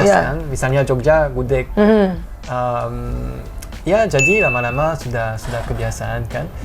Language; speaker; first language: Indonesian; non-native, fluent; French